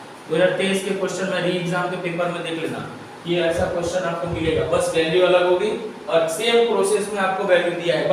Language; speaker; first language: Hindi; native; Hindi